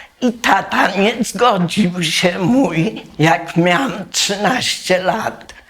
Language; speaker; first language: Polish; native; Polish